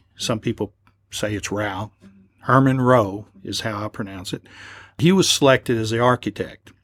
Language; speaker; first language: English; native; English